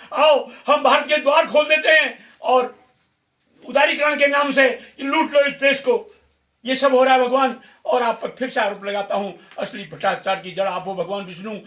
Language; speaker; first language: Hindi; native; Hindi